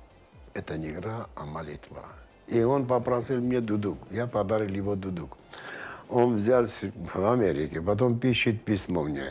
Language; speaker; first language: Russian; non-native, local second language; Armenian